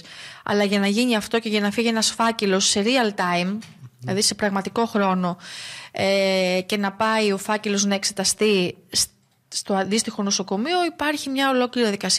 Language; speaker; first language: Greek; native; Greek